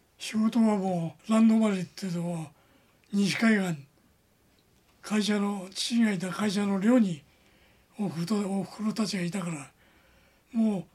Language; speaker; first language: Japanese; native; Japanese